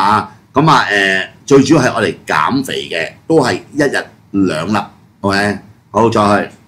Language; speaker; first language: Cantonese; native; Cantonese